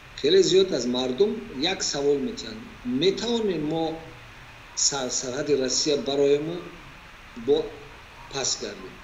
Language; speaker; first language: Tajik; native; Tajik